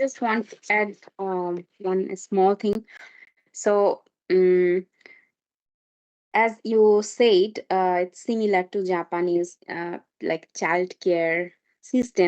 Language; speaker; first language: English; non-native, fluent; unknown